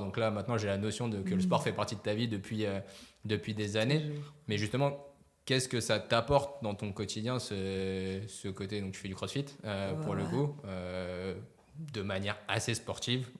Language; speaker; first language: French; native; French